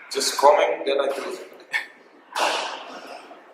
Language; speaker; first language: English; non-native, learner; Portuguese